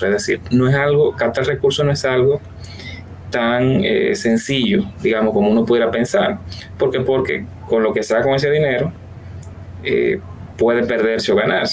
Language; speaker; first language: Spanish; native; Spanish